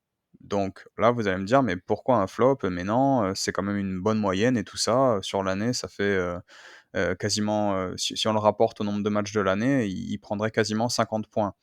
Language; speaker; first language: French; native; French